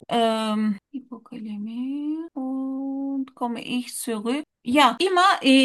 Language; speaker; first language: German; non-native, learner; Turkish